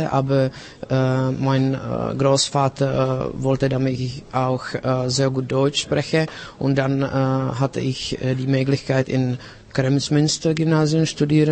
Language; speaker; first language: German; non-native, fluent; Czech